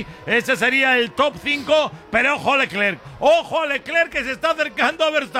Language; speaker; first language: Spanish; native; Spanish